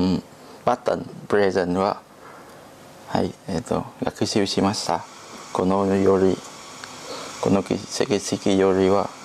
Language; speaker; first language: Japanese; non-native, learner; Vietnamese